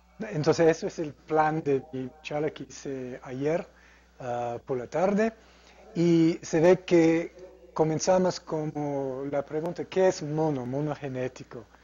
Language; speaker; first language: Spanish; non-native, fluent; English